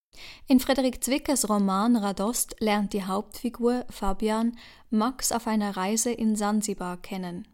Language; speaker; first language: German; native; German